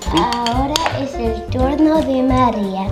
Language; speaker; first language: Spanish; early bilingual, heritage; Spanish